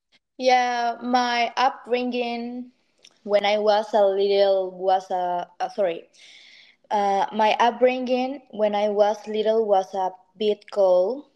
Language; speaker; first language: English; non-native, learner; Spanish